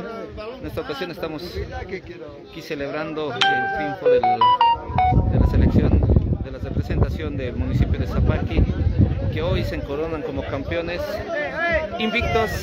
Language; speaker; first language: Spanish; native; Spanish